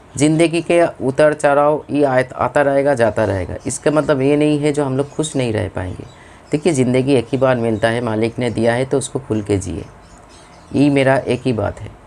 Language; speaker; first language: Hindi; non-native, local second language; Bangla